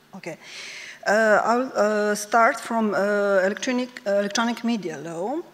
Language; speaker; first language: English; non-native, fluent; Serbian